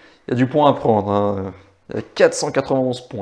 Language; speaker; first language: French; native; French